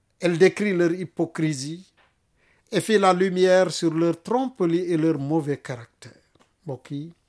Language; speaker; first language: French; non-native, local second language; Wolof